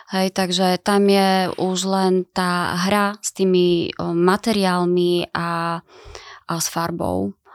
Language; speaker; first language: Slovak; native; Slovak